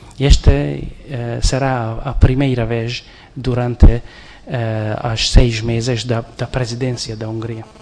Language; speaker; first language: Portuguese; non-native, fluent; Hungarian